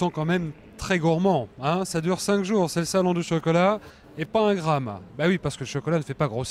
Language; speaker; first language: French; native; French